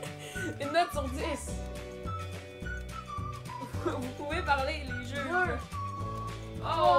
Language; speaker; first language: French; native; French